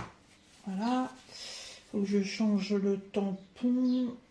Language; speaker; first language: French; native; French